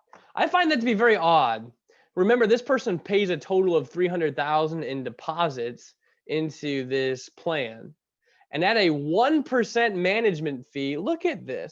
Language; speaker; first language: English; native; English